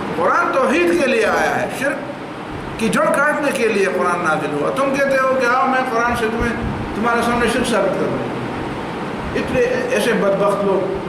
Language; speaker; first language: Urdu; non-native, local second language; Pashto